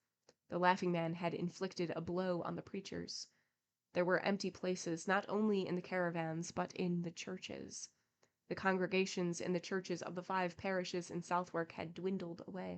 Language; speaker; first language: English; native; English